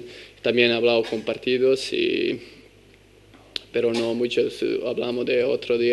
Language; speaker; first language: Spanish; non-native, learner; Serbian